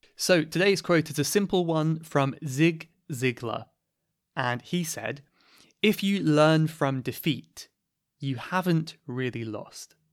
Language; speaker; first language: English; native; English